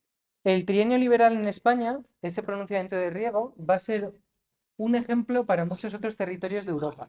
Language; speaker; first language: Spanish; native; Spanish